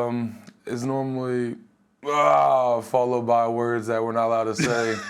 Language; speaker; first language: English; native; English